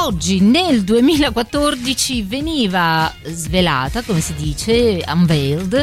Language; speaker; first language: Italian; native; Italian